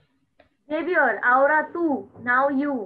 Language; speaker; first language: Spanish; non-native, fluent; Hindi